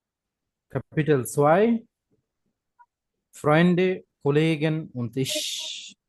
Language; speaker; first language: German; non-native, fluent; Bangla